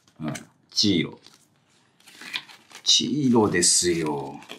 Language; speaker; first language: Japanese; native; Japanese